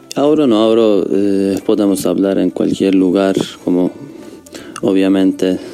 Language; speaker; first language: Spanish; non-native, learner; Turkish